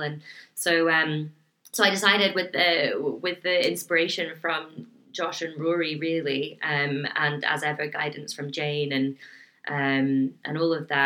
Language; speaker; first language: English; native; English